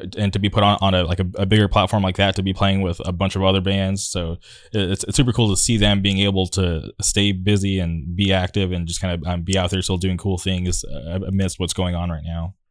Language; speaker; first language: English; native; English